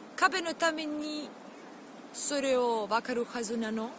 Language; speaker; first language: Japanese; non-native, learner; Serbian